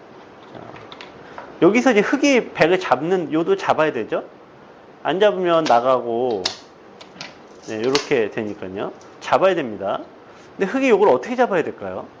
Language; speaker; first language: Korean; native; Korean